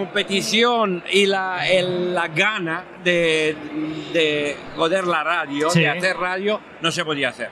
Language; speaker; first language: Spanish; non-native, fluent; Italian